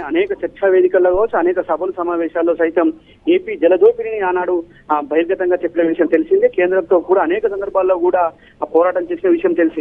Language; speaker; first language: Telugu; native; Telugu